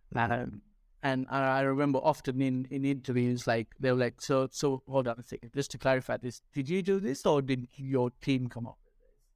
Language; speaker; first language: English; non-native, local second language; Sinhala